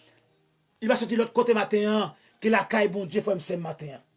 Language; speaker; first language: French; non-native, learner; Haitian Creole